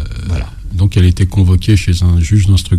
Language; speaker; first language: French; native; French